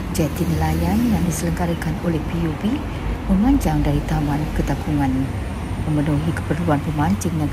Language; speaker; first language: Malay; native; Malay